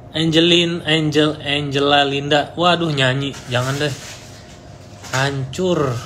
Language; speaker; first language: Indonesian; native; Indonesian